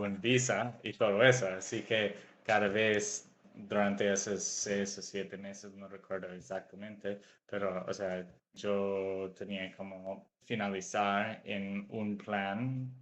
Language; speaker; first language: Spanish; non-native, fluent; English